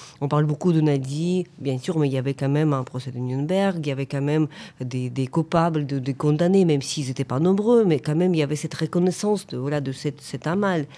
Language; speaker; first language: French; non-native, fluent; Ukrainian